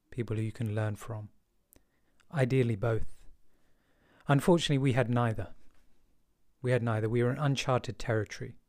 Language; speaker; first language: English; early bilingual, other home language; Hindi